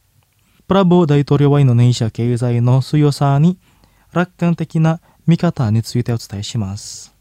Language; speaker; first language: Japanese; non-native, fluent; Indonesian